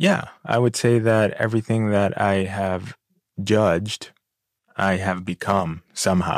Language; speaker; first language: English; native; English